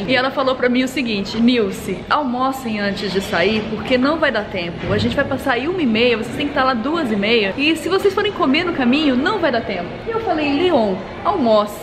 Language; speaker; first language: Portuguese; native; Portuguese